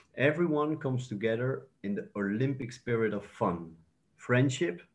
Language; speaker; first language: English; non-native, fluent; Dutch